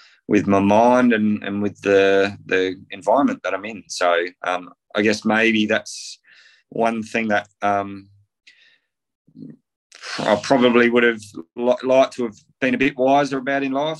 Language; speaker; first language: English; native; English